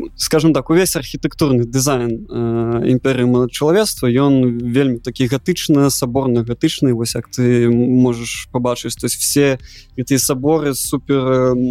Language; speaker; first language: Belarusian; non-native, local second language; Russian